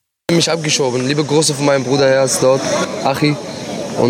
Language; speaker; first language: German; non-native, learner; Arabic